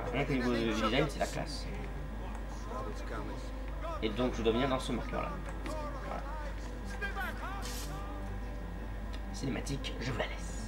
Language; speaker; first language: French; native; French